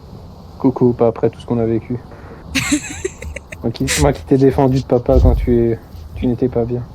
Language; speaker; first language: French; native; French